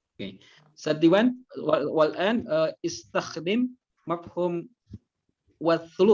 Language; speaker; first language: Arabic; non-native, fluent; Indonesian